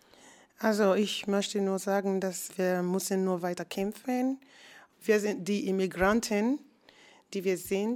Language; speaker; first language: German; non-native, learner; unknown